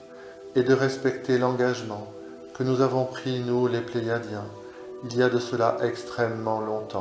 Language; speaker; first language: French; native; French